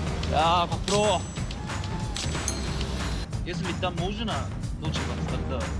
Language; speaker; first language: Russian; non-native, learner; Korean